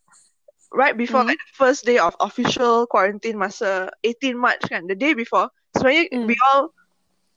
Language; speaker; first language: English; non-native, local second language; Malay